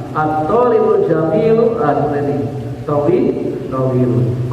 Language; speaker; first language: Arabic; non-native, fluent; Indonesian